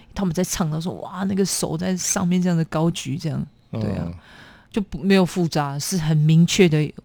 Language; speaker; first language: Chinese; native; Chinese